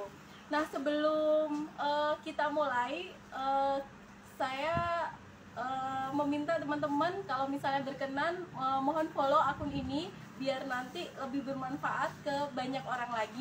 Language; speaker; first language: Indonesian; native; Indonesian